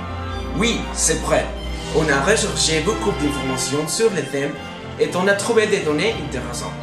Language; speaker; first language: French; non-native, learner; Spanish